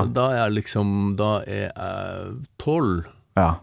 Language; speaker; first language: Norwegian; native; Norwegian